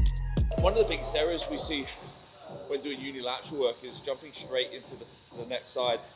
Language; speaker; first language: English; native; English